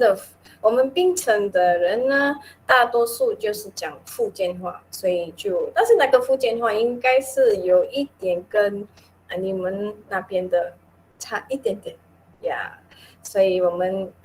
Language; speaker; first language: Chinese; non-native, local second language; Min Nan Chinese